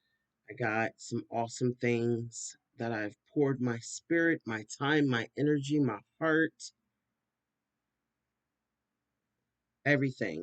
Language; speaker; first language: English; native; English